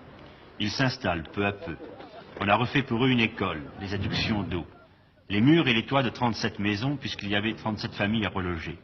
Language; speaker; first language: French; native; French